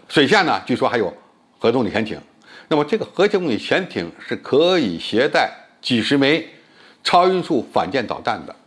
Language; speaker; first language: Chinese; native; Chinese